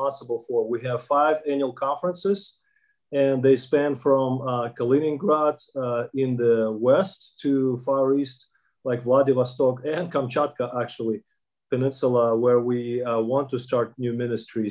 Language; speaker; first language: English; non-native, fluent; Kazakh